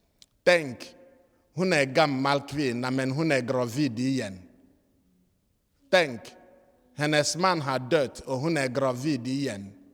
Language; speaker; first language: Swedish; non-native, fluent; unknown